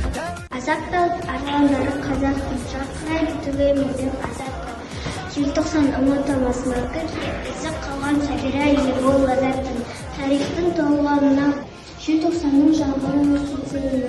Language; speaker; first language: Kazakh; native; Kazakh